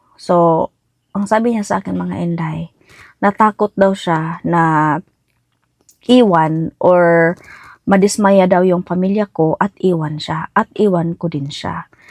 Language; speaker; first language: Filipino; non-native, local second language; Cebuano